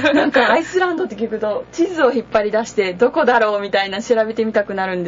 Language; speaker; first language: Japanese; native; Japanese